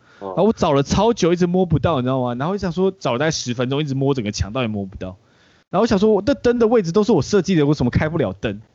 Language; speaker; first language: Chinese; native; Chinese